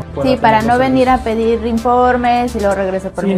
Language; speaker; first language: Spanish; native; Spanish